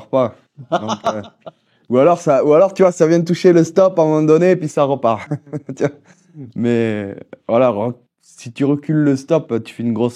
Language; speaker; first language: French; native; French